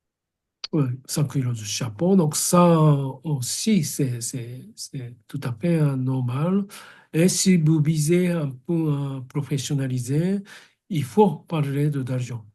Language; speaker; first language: French; non-native, fluent; Japanese